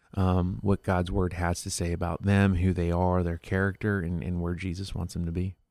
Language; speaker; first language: English; early bilingual, other home language; Spanish